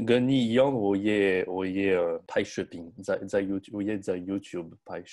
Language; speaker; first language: Chinese; non-native, learner; French